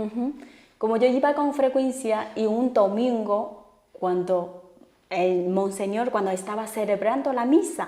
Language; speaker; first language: Spanish; non-native, fluent; Chinese